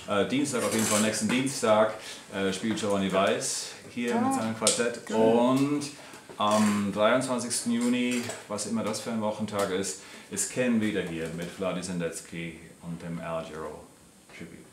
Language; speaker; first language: German; native; German